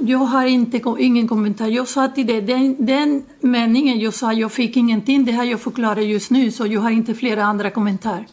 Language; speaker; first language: Swedish; non-native, fluent; Spanish